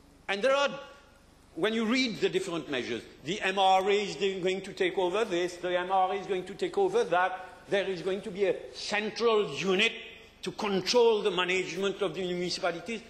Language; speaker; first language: English; non-native, local second language; French